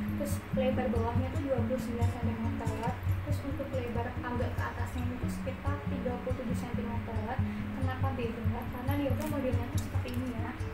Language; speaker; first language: Indonesian; non-native, local second language; Javanese